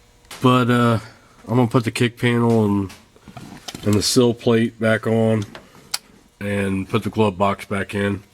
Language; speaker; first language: English; native; English